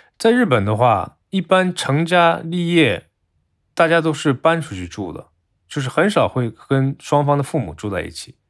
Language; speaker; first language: Chinese; non-native, fluent; Japanese